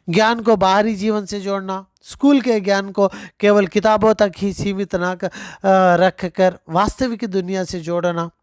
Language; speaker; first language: Hindi; non-native, local second language; Telugu